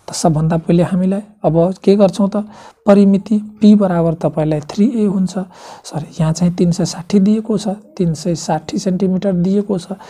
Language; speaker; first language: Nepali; non-native, local second language; Maithili